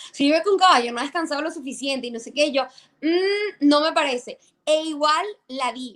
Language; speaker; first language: Spanish; native; Spanish